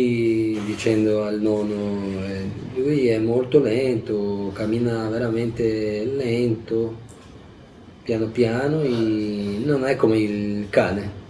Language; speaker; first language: Italian; non-native, fluent; Portuguese